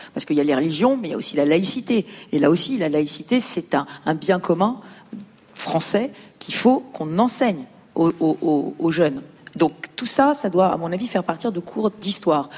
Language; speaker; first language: French; native; French